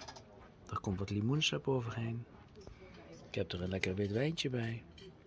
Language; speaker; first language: Dutch; native; Dutch